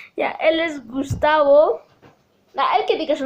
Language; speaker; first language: Spanish; native; Spanish